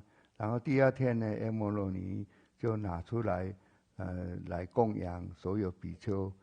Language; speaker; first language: Chinese; native; Chinese